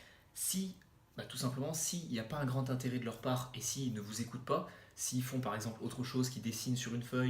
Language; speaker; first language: French; native; French